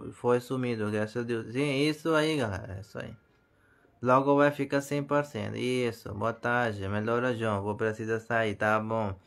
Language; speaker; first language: Portuguese; non-native, learner; Hindi